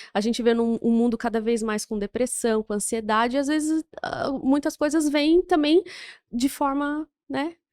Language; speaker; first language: Portuguese; native; Portuguese